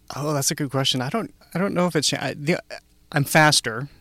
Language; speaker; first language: English; native; English